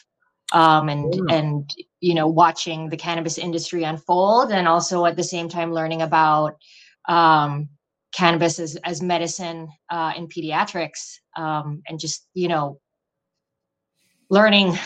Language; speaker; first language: English; non-native, local second language; Filipino